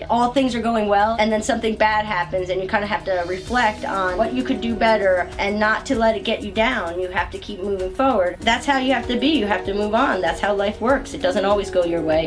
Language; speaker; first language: English; native; English